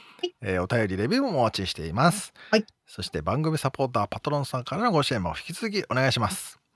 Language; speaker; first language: Japanese; native; Japanese